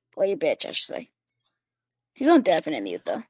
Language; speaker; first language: English; native; English